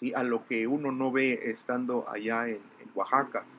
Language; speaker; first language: Spanish; non-native, local second language; Zapotec